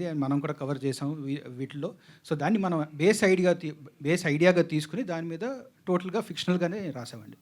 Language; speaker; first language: Telugu; native; Telugu